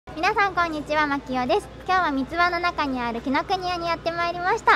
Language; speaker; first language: Japanese; native; Japanese